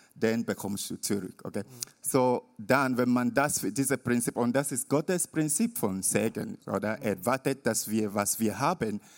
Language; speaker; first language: German; non-native, learner; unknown